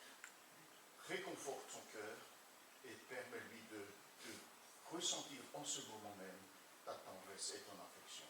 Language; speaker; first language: French; native; French